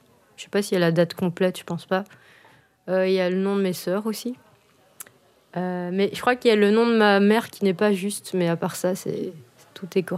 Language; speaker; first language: French; native; French